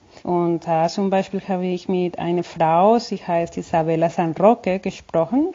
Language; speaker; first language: German; non-native, fluent; Spanish